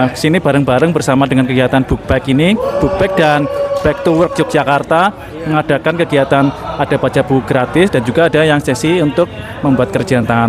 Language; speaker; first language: Indonesian; native; Indonesian